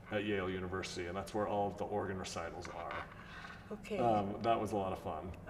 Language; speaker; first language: English; native; English